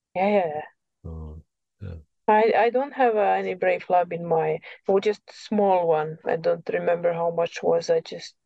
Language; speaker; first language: English; non-native, learner; Serbian